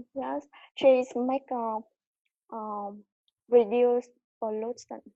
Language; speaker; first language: English; non-native, learner; Vietnamese